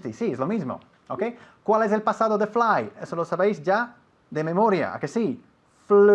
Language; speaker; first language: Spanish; non-native, fluent; English